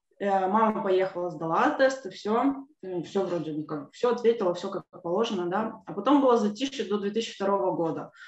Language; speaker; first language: Russian; native; Russian